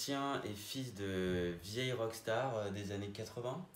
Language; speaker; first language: French; native; French